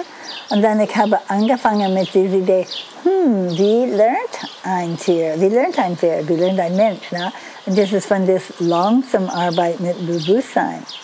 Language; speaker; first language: German; non-native, fluent; English